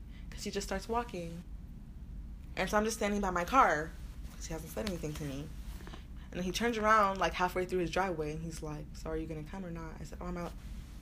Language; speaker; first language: English; native; English